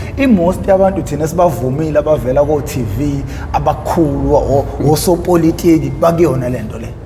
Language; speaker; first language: Zulu; native; Zulu